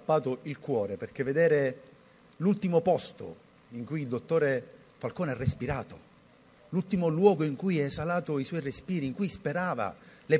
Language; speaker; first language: Italian; native; Italian